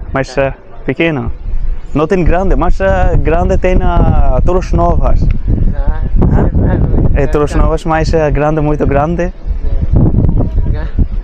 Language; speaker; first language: Portuguese; non-native, learner; Bangla